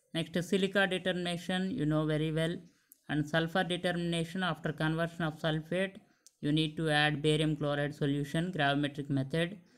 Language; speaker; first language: English; non-native, local second language; Telugu